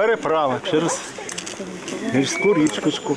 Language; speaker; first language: Ukrainian; native; Ukrainian